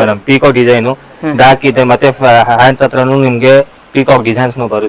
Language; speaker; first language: Kannada; non-native, local second language; Telugu